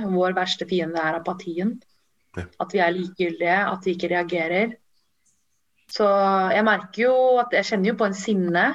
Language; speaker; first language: Norwegian; early bilingual, other home language; Tamil